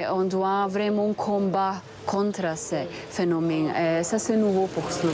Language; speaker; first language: French; non-native, fluent; Slovenian